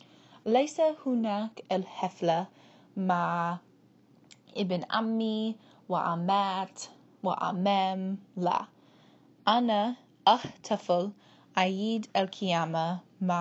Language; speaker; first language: Arabic; non-native, learner; English